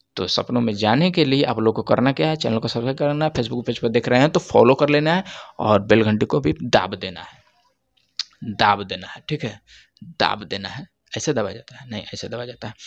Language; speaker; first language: Hindi; native; Hindi